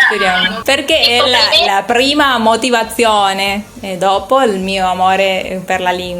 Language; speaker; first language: Italian; non-native, learner; Spanish